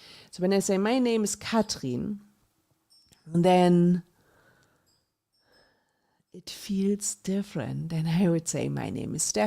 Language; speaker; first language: English; non-native, fluent; German